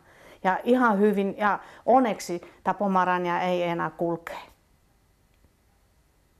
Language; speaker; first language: Finnish; non-native, fluent; Polish